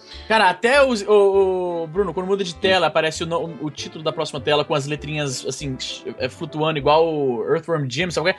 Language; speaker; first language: Portuguese; early bilingual, heritage; Portuguese